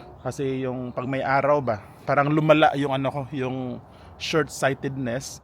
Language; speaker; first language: Filipino; non-native, local second language; Cebuano